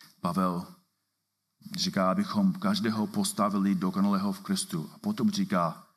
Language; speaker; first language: Czech; non-native, fluent; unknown